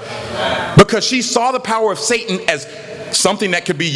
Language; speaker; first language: English; native; English